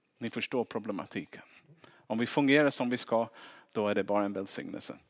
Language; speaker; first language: Swedish; non-native, fluent; English